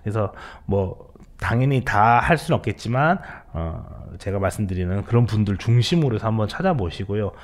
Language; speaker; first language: Korean; native; Korean